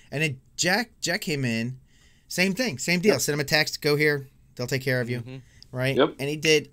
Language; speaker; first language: English; native; English